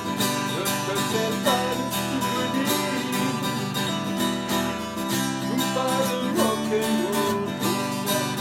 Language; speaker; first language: French; native; French